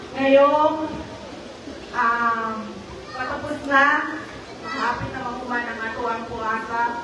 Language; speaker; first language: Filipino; non-native, local second language; Cebuano